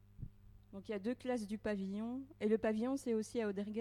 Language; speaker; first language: French; native; French